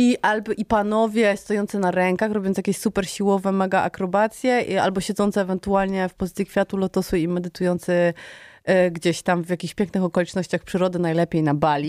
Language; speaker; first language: Polish; native; Polish